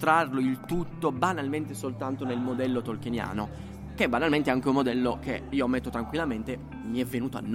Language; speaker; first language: Italian; native; Italian